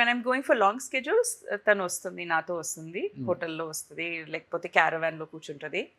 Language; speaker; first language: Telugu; non-native, fluent; Tamil